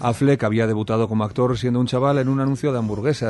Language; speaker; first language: Spanish; native; Spanish